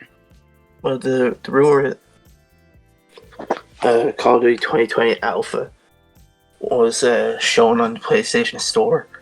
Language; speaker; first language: English; native; English